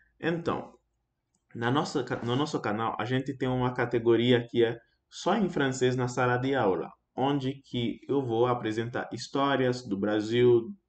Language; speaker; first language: Portuguese; non-native, fluent; Haitian Creole